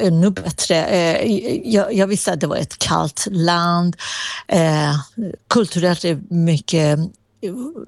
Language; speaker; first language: Swedish; non-native, fluent; Persian